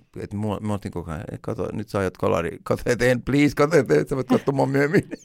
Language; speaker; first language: Finnish; early bilingual, other home language; Persian